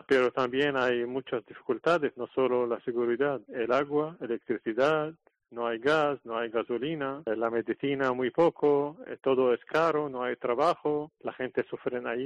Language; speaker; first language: Spanish; non-native, learner; Arabic